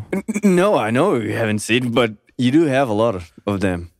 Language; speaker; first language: English; non-native, fluent; Portuguese